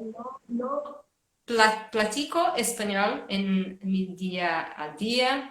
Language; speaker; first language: Spanish; non-native, fluent; Portuguese